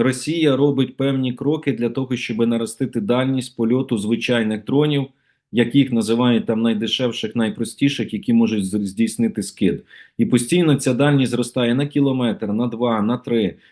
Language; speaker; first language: Ukrainian; native; Ukrainian